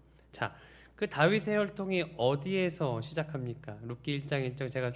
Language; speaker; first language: Korean; native; Korean